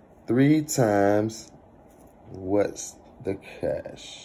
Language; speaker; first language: English; native; English